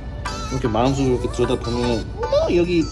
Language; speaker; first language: Korean; native; Korean